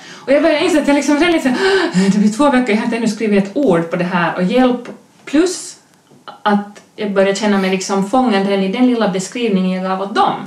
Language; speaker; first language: Swedish; native; Swedish